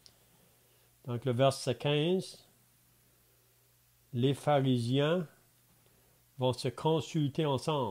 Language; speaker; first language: French; native; French